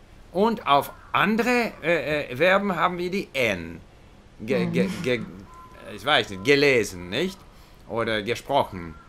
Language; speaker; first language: German; non-native, learner; English